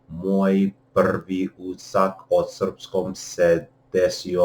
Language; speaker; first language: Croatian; non-native, learner; English